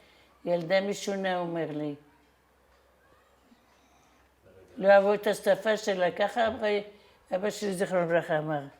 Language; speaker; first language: Hebrew; non-native, fluent; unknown